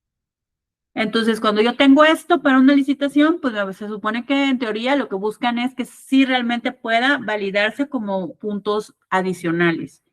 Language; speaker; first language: Spanish; native; Spanish